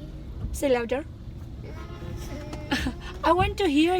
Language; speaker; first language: English; non-native, learner; Vietnamese